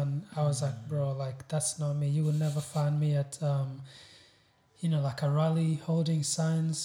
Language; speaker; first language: English; non-native, local second language; Kinyarwanda